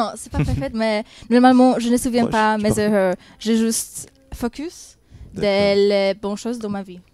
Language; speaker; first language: French; non-native, learner; Polish